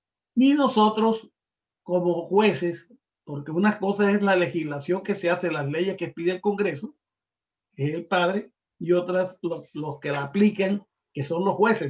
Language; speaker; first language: Spanish; native; Spanish